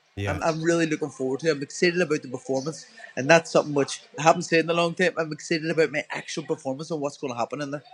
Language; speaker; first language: English; native; English